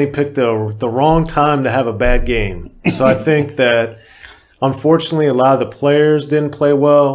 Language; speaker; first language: English; native; English